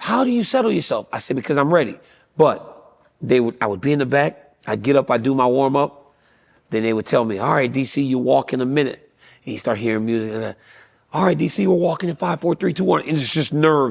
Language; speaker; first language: English; native; English